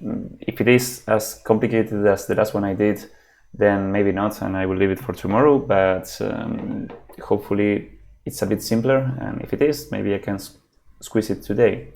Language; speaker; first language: English; non-native, fluent; Spanish